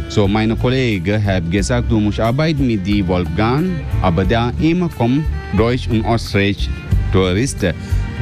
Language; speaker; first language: German; non-native, learner; Sinhala